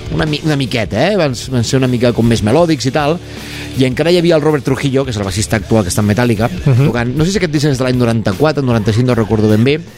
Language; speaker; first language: Catalan; non-native, local second language; Spanish